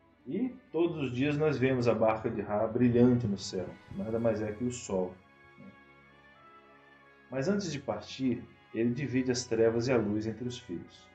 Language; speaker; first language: Portuguese; native; Portuguese